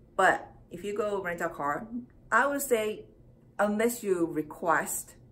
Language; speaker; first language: English; non-native, fluent; Japanese